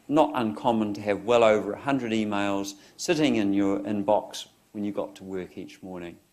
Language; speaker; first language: English; native; English